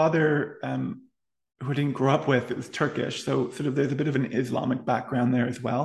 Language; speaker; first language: English; native; English